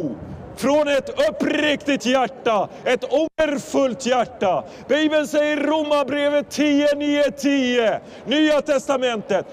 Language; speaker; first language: Swedish; non-native, fluent; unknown